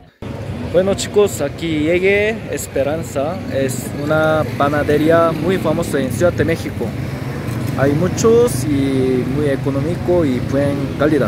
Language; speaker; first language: Spanish; non-native, learner; Korean